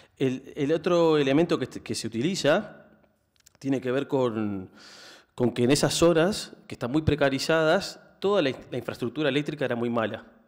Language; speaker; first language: Spanish; native; Spanish